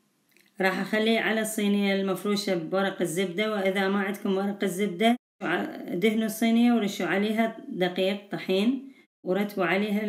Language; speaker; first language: Arabic; native; Arabic